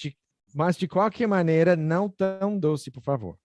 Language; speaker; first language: Portuguese; non-native, fluent; English